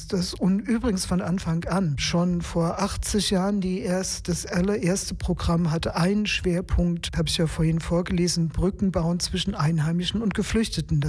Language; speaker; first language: German; native; German